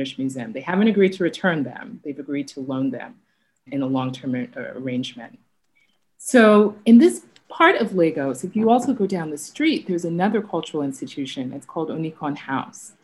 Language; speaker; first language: English; non-native, local second language; Yoruba